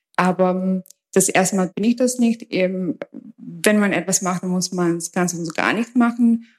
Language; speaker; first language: German; early bilingual, other home language; Albanian